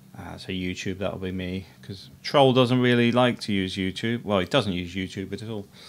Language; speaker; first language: English; native; English